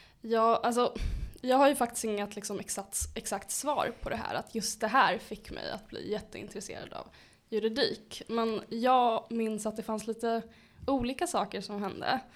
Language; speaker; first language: Swedish; native; Swedish